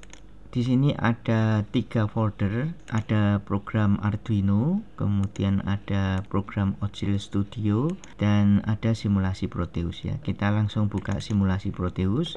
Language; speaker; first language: Indonesian; native; Indonesian